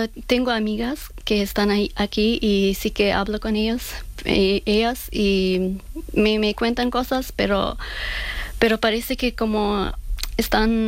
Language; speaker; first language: Spanish; non-native, learner; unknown